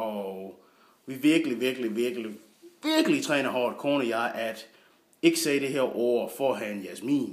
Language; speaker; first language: Danish; non-native, learner; English